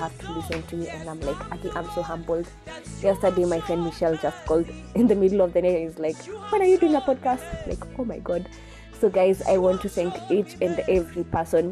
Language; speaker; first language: English; non-native, local second language; Swahili